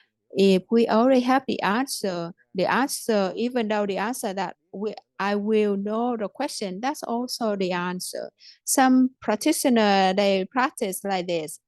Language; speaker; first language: English; non-native, fluent; Vietnamese